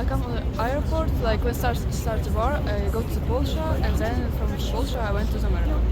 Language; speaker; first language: English; non-native, learner; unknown